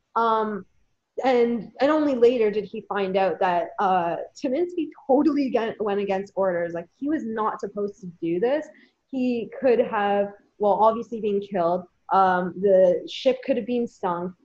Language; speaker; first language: English; native; English